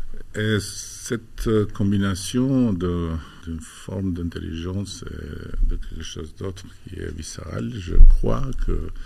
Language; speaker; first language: French; non-native, fluent; Albanian